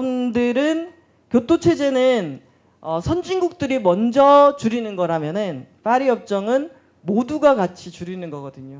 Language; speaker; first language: Korean; native; Korean